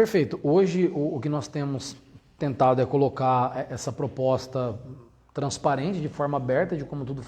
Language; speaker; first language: Portuguese; native; Portuguese